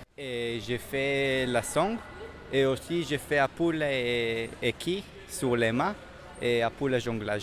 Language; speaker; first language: French; non-native, learner; Hebrew